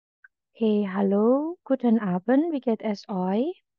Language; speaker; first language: German; non-native, fluent; Indonesian